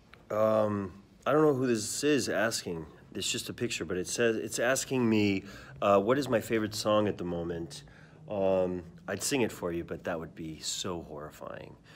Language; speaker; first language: English; early bilingual, other home language; Spanish